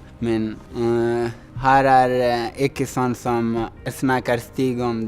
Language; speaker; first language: Norwegian; non-native, learner; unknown